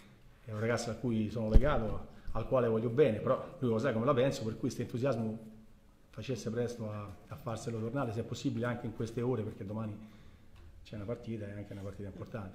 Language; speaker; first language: Italian; native; Italian